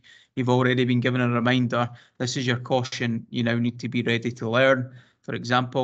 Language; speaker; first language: English; native; English